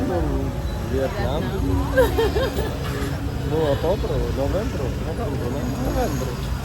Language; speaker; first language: Portuguese; non-native, learner; Vietnamese